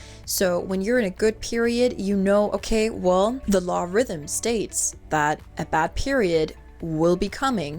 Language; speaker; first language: English; non-native, fluent; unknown